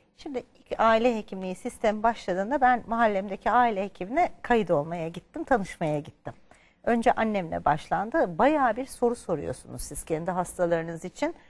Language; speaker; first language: Turkish; native; Turkish